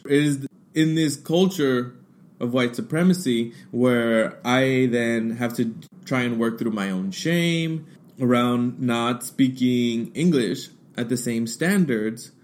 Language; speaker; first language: English; early bilingual, other home language; Spanish